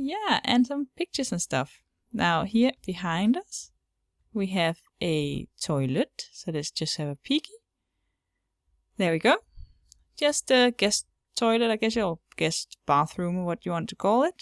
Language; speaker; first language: English; non-native, fluent; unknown